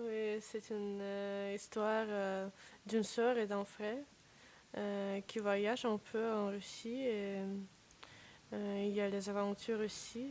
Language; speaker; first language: French; non-native, learner; Russian